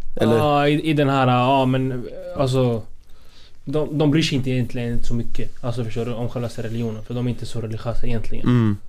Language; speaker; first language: Swedish; non-native, fluent; Spanish